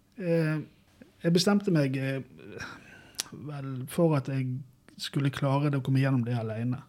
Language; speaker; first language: Norwegian; native; Norwegian